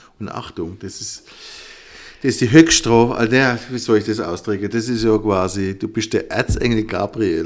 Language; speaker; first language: German; native; German